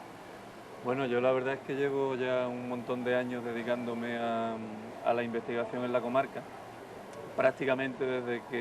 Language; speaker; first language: Spanish; native; Spanish